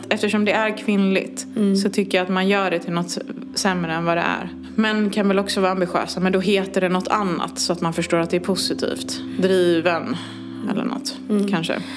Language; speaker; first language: Swedish; early bilingual, other home language; Persian